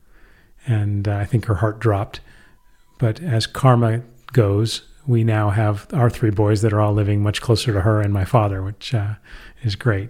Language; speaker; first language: English; native; English